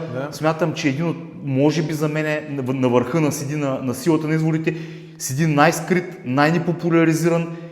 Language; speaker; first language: Bulgarian; native; Bulgarian